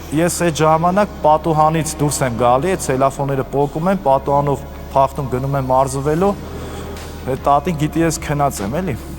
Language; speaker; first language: Armenian; native; Armenian